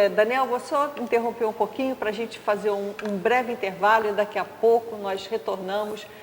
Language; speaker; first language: Portuguese; native; Portuguese